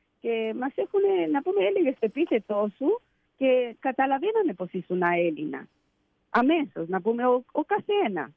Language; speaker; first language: Greek; early bilingual, heritage; Spanish